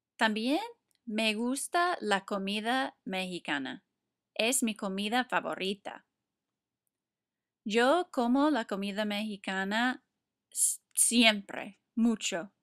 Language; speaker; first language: Spanish; non-native, fluent; English